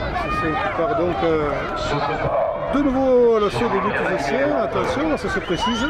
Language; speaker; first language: French; native; French